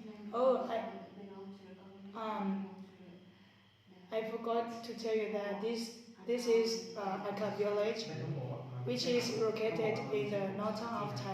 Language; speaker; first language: English; non-native, learner; Thai